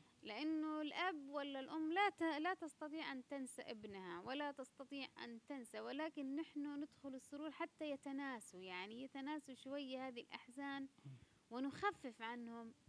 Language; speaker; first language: Arabic; native; Arabic